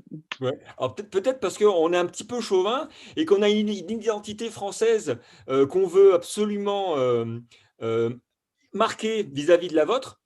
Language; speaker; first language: French; native; French